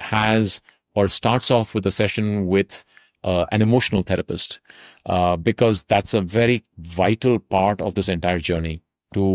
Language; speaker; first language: English; non-native, local second language; Tamil